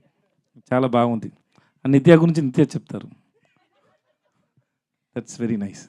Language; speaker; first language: Telugu; non-native, learner; Tamil